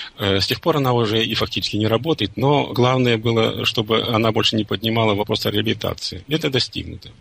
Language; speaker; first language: Russian; non-native, local second language; German